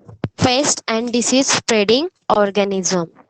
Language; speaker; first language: English; non-native, local second language; Hindi